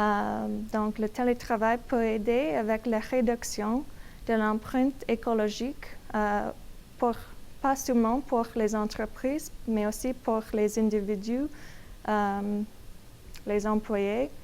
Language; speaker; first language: French; non-native, learner; English